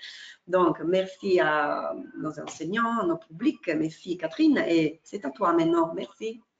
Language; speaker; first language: French; non-native, fluent; Italian